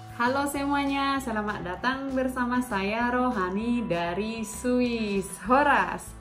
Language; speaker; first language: Indonesian; non-native, local second language; Batak Toba